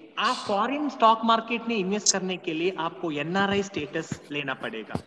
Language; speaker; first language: Hindi; non-native, local second language; Kannada